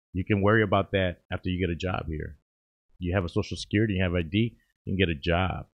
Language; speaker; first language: English; early bilingual, other home language; Spanish